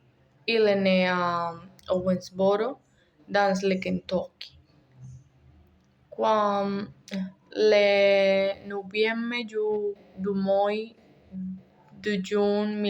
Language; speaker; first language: French; non-native, learner; Spanish